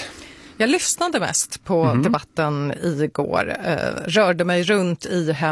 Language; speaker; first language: Swedish; native; Swedish